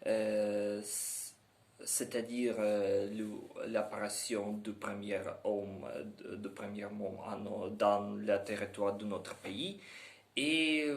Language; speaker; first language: French; non-native, learner; Ukrainian